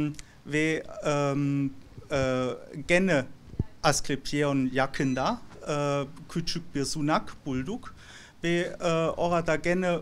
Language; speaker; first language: Turkish; non-native, learner; German